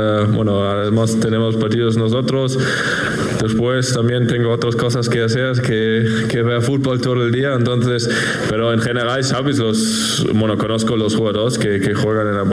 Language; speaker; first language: Spanish; non-native, fluent; German